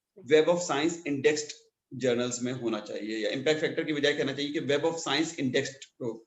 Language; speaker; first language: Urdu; native; Urdu